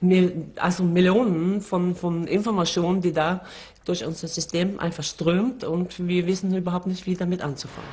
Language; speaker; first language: German; non-native, fluent; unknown